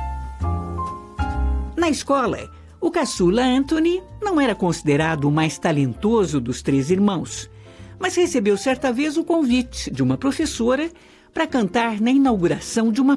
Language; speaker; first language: Portuguese; native; Portuguese